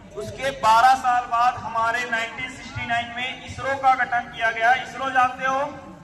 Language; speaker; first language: Hindi; native; Hindi